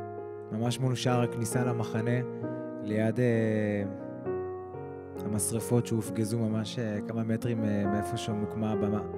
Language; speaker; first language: Hebrew; native; Hebrew